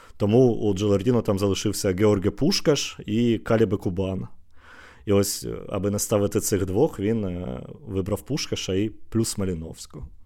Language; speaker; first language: Ukrainian; native; Ukrainian